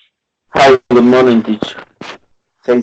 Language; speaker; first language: English; non-native, learner; Spanish